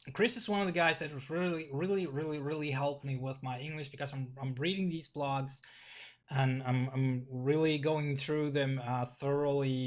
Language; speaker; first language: English; non-native, fluent; Finnish